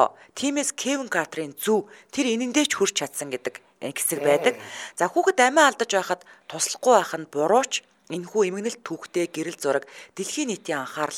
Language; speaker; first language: Mongolian; native; Mongolian